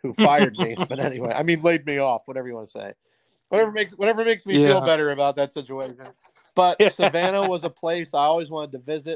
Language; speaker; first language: English; native; English